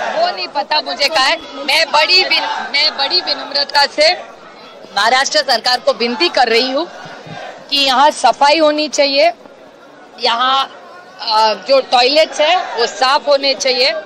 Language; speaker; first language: Hindi; non-native, local second language; Marathi